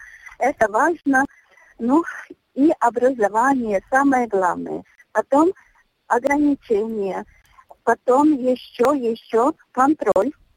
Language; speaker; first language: Russian; non-native, local second language; Latvian